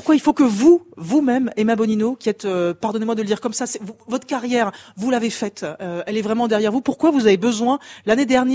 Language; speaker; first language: French; native; French